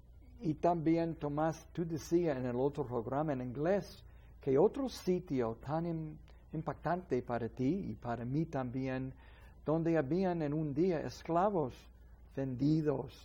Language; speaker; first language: Spanish; non-native, fluent; English